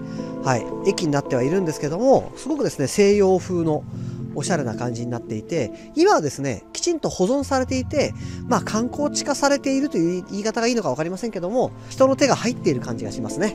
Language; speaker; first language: Japanese; native; Japanese